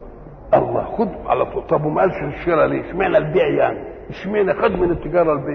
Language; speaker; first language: Arabic; native; Arabic